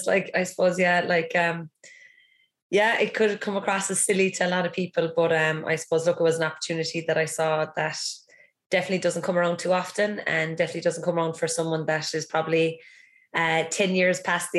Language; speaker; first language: English; native; English